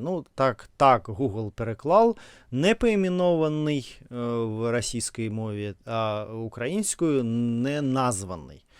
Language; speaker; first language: Ukrainian; non-native, learner; Russian